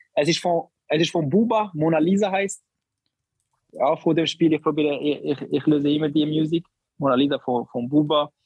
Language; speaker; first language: German; non-native, learner; Albanian